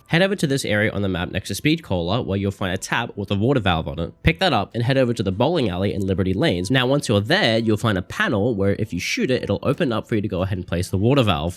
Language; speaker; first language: English; native; English